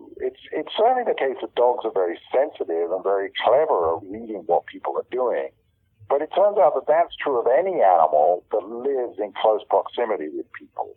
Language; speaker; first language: English; native; English